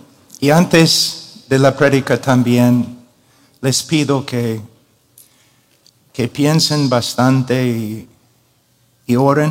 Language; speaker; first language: Spanish; non-native, fluent; English